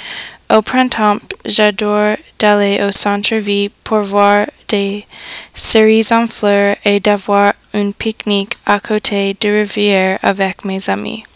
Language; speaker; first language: French; non-native, learner; English